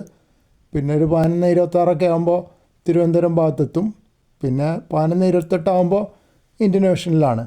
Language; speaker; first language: Malayalam; native; Malayalam